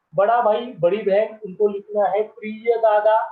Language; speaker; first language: Hindi; non-native, local second language; Marathi